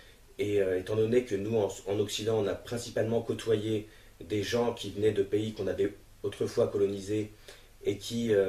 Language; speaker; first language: French; native; French